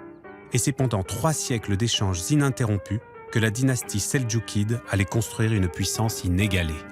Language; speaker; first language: French; native; French